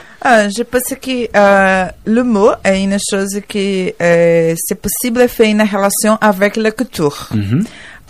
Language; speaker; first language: French; non-native, learner; Portuguese